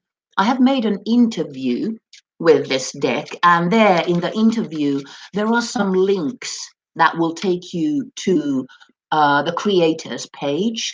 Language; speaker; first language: English; non-native, fluent; Finnish